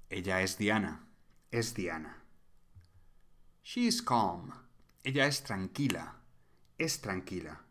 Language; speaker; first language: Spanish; non-native, fluent; English